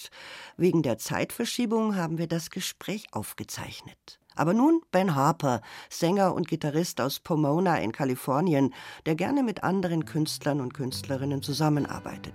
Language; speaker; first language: German; native; German